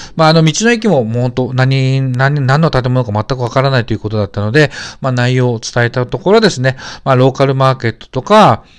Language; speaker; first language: Japanese; native; Japanese